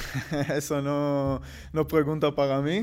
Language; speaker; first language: Spanish; non-native, learner; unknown